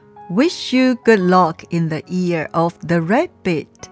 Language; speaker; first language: English; non-native, fluent; Chinese